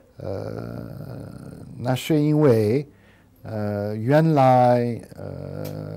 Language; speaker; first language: Chinese; non-native, fluent; French